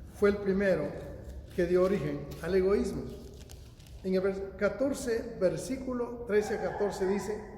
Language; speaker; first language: Spanish; native; Spanish